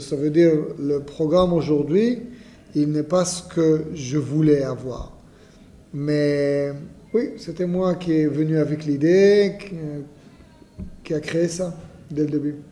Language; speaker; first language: French; non-native, fluent; Hebrew